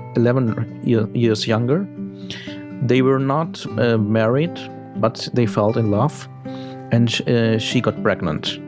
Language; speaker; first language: English; early bilingual, heritage; German